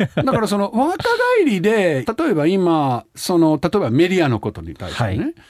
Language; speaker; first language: Japanese; non-native, fluent; German